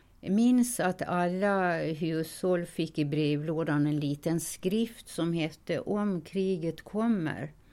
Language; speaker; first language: Swedish; native; Swedish